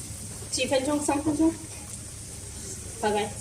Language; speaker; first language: Chinese; non-native, learner; Urdu